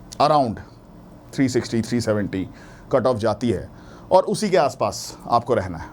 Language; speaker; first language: Hindi; native; Hindi